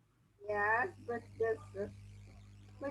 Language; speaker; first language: English; non-native, learner; Vietnamese